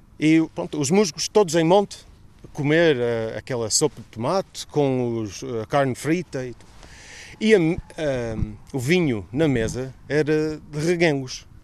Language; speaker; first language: Portuguese; non-native, fluent; English